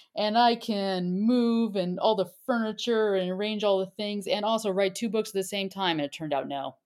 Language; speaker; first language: English; native; English